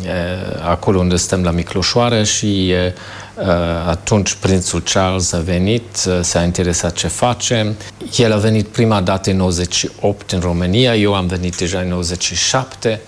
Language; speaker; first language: Romanian; non-native, fluent; German